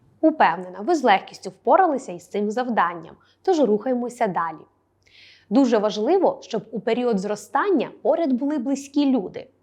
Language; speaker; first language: Ukrainian; native; Ukrainian